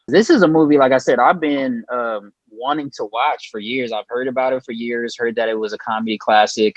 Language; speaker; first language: English; native; English